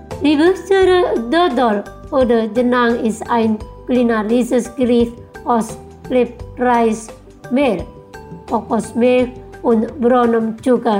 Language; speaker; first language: German; non-native, fluent; Indonesian